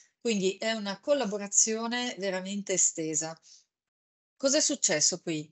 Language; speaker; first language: Italian; native; Italian